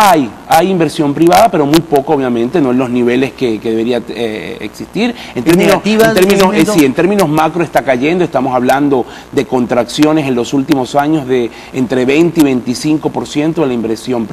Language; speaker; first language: Spanish; native; Spanish